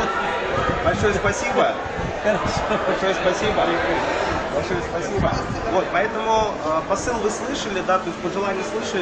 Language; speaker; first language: Russian; native; Russian